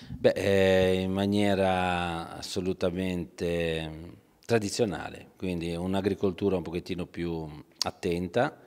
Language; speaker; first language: Italian; native; Italian